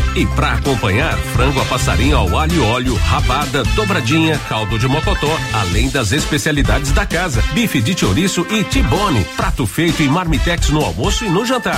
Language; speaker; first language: Portuguese; native; Portuguese